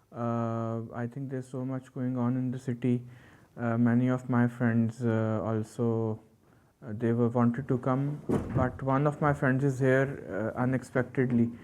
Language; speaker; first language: English; non-native, local second language; Urdu